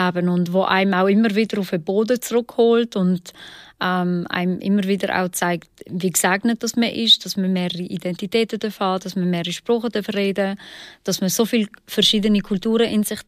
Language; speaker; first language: German; early bilingual, other home language; Albanian